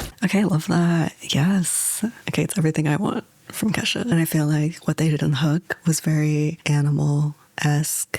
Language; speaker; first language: English; native; English